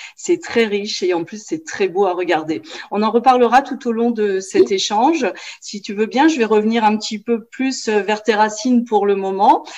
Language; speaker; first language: French; native; French